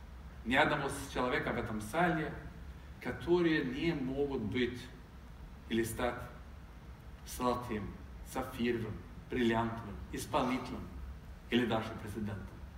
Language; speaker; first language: Russian; non-native, fluent; Swedish